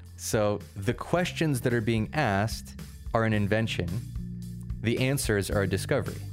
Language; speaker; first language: English; early bilingual, other home language; Russian